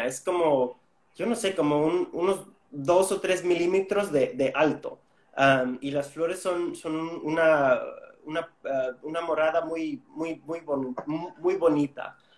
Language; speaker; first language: Spanish; non-native, fluent; English